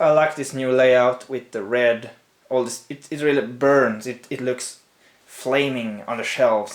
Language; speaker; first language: English; non-native, fluent; Swedish